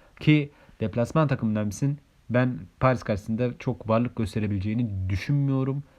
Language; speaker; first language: Turkish; native; Turkish